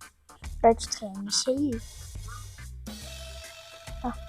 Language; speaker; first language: French; native; French